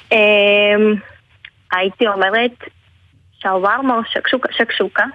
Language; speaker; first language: Hebrew; non-native, fluent; Ukrainian